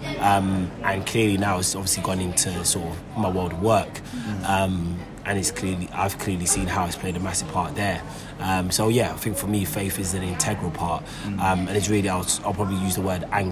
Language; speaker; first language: English; native; English